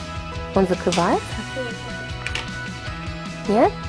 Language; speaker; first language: Russian; native; Russian